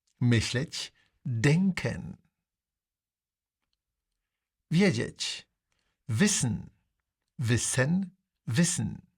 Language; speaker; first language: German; non-native, fluent; Polish